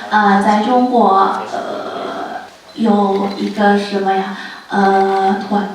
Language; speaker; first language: Chinese; non-native, local second language; Indonesian